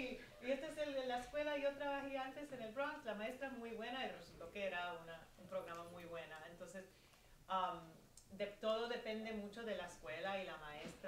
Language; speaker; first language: Spanish; early bilingual, heritage; Spanish